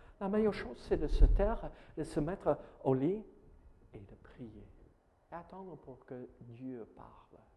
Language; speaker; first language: French; non-native, fluent; English